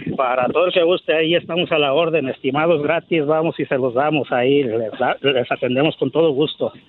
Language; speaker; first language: Spanish; native; Spanish